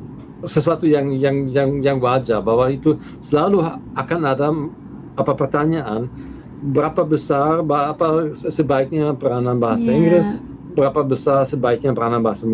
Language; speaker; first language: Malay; non-native, fluent; German